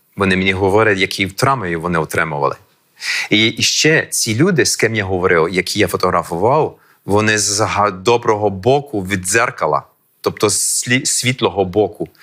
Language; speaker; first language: Ukrainian; early bilingual, heritage; French